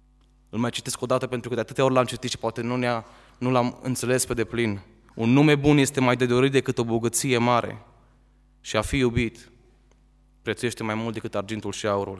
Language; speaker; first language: Romanian; native; Romanian